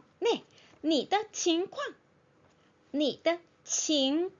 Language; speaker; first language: Chinese; non-native, fluent; Korean